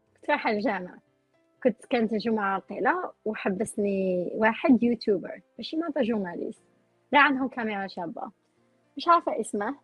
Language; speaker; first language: Arabic; native; Arabic